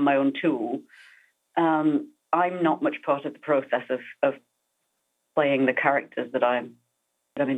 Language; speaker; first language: English; native; English